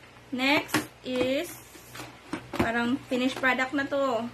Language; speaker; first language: English; non-native, local second language; Filipino